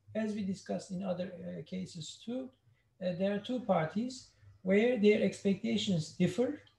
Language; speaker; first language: English; non-native, fluent; Turkish